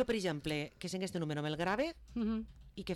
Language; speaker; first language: Catalan; native; Catalan